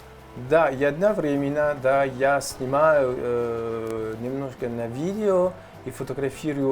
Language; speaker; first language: Russian; non-native, learner; French